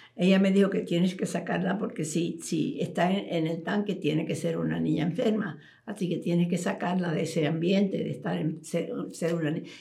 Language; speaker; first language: Spanish; early bilingual, heritage; Spanish